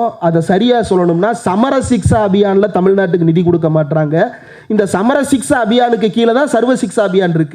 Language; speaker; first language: Tamil; native; Tamil